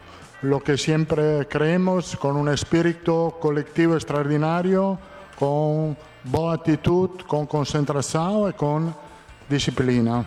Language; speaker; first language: Spanish; non-native, fluent; Italian